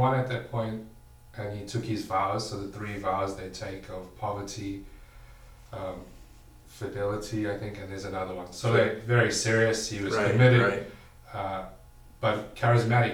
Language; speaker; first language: English; native; English